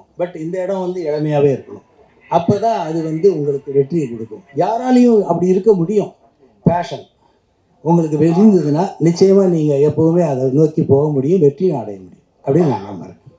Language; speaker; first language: Tamil; native; Tamil